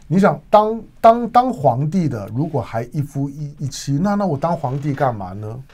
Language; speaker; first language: Chinese; native; Chinese